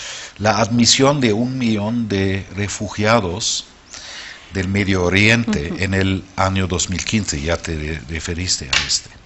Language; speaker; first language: Spanish; non-native, fluent; German